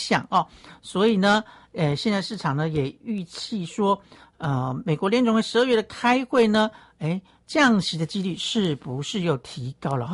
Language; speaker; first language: Chinese; native; Chinese